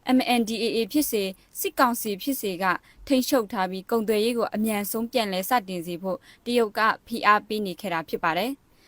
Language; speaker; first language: Burmese; non-native, local second language; Shan